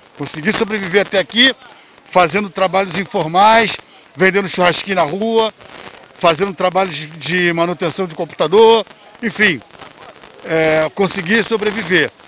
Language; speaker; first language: Portuguese; native; Portuguese